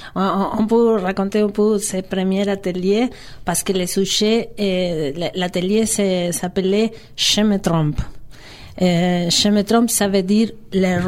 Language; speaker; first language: French; non-native, fluent; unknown